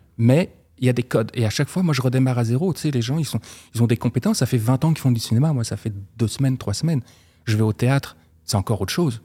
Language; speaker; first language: French; native; French